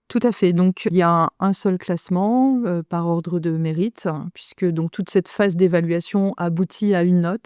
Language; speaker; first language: French; native; French